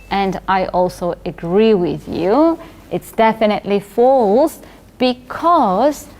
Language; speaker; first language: English; non-native, fluent; Georgian